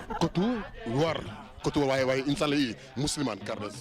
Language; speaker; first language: Turkish; non-native, learner; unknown